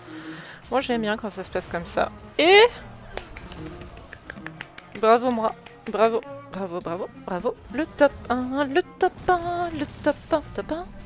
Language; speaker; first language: French; native; French